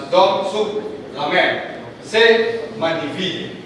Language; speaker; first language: French; non-native, learner; Indonesian